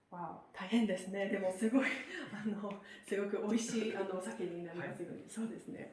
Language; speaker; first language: Japanese; non-native, fluent; English